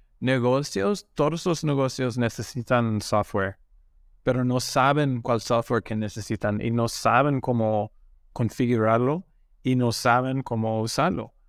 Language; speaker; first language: Spanish; non-native, learner; English